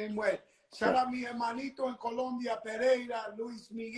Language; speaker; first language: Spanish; early bilingual, heritage; English